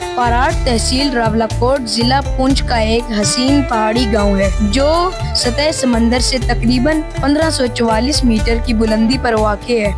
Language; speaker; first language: Urdu; non-native, local second language; Pahari-Potwari